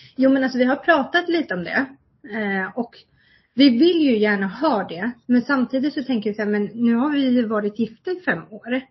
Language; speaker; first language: Swedish; early bilingual, other home language; Kurdish